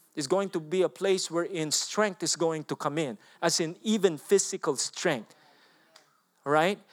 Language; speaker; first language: English; non-native, local second language; Filipino